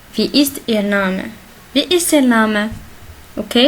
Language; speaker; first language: German; non-native, learner; Arabic